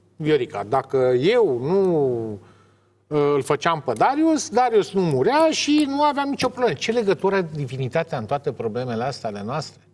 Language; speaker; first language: Romanian; native; Romanian